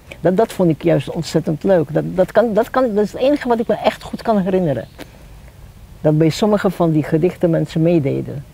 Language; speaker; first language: Dutch; non-native, fluent; Czech